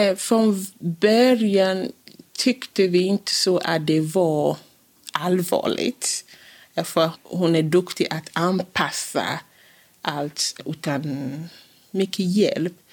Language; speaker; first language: Swedish; non-native, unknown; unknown